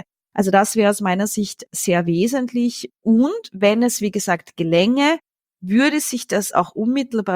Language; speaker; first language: German; native; German